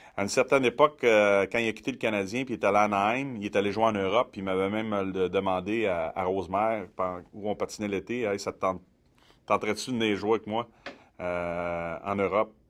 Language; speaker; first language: French; native; French